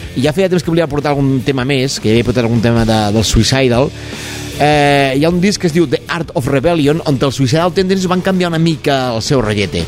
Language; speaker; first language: Catalan; non-native, local second language; Spanish